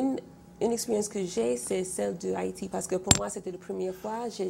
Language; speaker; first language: French; non-native, fluent; English